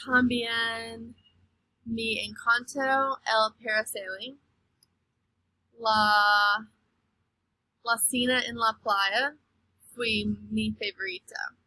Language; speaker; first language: Spanish; non-native, learner; English